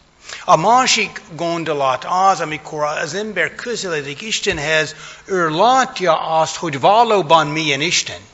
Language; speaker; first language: Hungarian; non-native, fluent; English